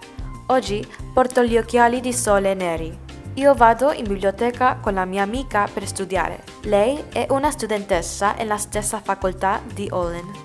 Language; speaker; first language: Italian; non-native, learner; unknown